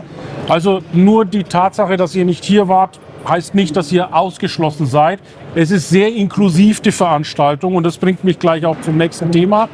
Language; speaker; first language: German; native; German